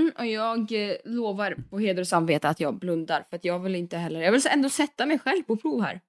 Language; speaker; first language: Swedish; native; Swedish